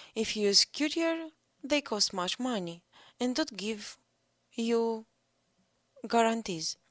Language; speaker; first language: English; non-native, learner; Romanian